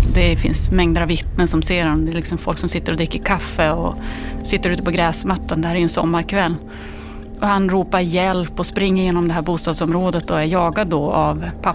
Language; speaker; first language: Swedish; native; Swedish